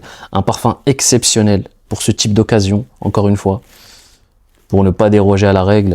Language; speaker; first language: French; native; French